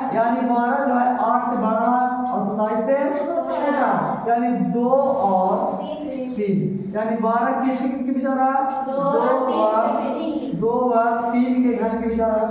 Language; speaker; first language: Hindi; native; Hindi